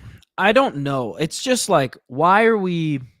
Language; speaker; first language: English; native; English